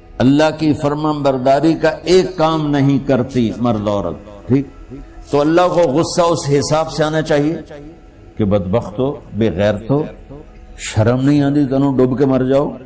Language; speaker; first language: Urdu; non-native, local second language; Punjabi